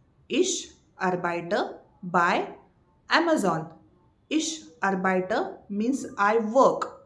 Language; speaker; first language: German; non-native, fluent; Marathi